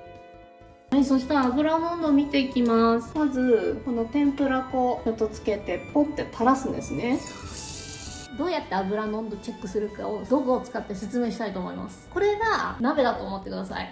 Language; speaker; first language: Japanese; native; Japanese